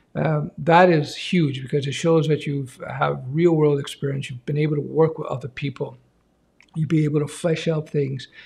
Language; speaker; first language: English; native; English